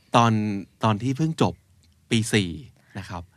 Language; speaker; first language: Thai; native; Thai